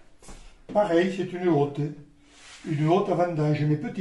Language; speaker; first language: French; native; French